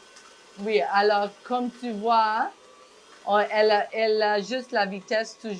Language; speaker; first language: French; non-native, fluent; English